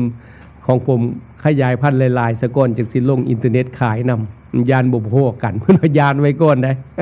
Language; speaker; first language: Thai; non-native, local second language; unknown